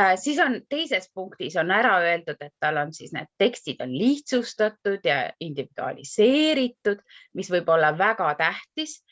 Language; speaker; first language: Estonian; native; Estonian